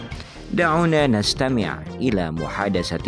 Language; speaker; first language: Arabic; non-native, fluent; Indonesian